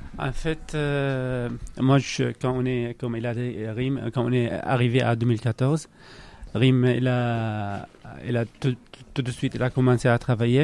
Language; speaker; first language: French; non-native, learner; Arabic